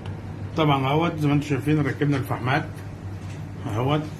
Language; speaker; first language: Arabic; native; Arabic